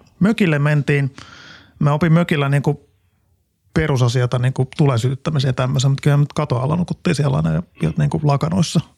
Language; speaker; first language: Finnish; native; Finnish